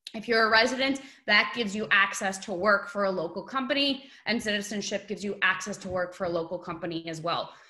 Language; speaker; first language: English; native; English